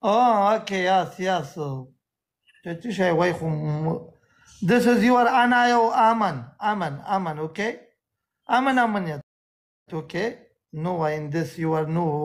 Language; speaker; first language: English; non-native, learner; Pashto